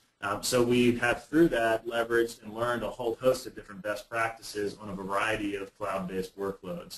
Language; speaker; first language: English; native; English